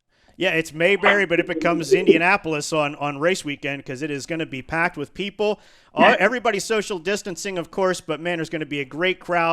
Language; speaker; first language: English; native; English